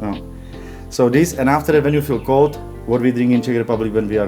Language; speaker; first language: English; non-native, fluent; Czech